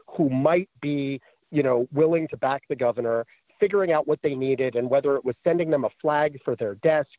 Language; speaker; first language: English; native; English